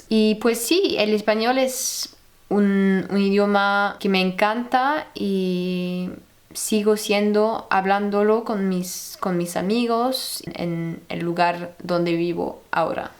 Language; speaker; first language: Spanish; non-native, fluent; French